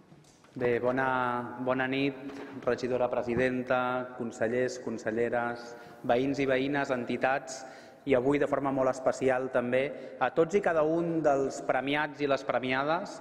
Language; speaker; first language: Catalan; native; Catalan